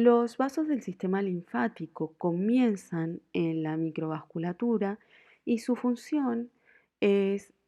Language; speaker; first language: Spanish; native; Spanish